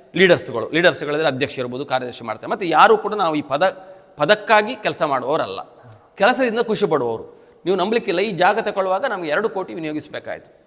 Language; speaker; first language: Kannada; native; Kannada